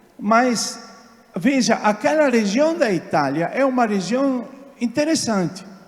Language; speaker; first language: Portuguese; non-native, fluent; Italian